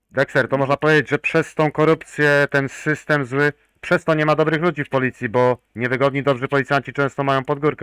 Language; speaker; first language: Polish; native; Polish